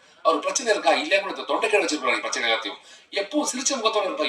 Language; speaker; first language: Tamil; native; Tamil